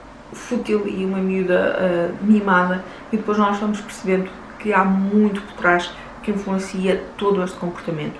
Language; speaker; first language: Portuguese; native; Portuguese